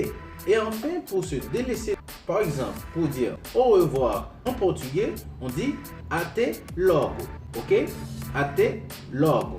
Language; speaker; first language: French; non-native, local second language; Haitian Creole